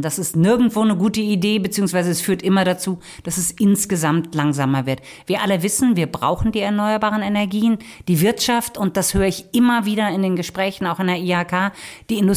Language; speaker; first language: German; native; German